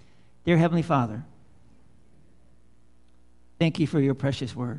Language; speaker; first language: English; native; English